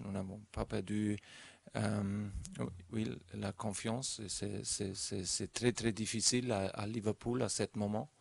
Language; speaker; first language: French; non-native, learner; German